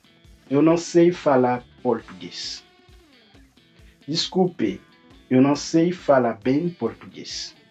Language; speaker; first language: Portuguese; non-native, fluent; Haitian Creole